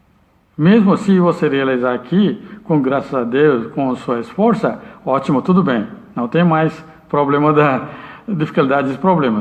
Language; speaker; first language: Portuguese; non-native, learner; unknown